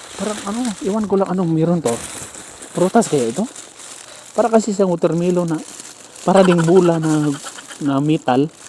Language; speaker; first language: Filipino; non-native, local second language; Cebuano